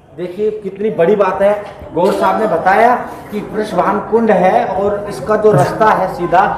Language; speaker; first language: Hindi; native; Hindi